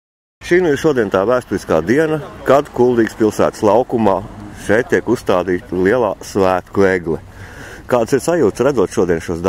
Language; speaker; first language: Latvian; native; Latvian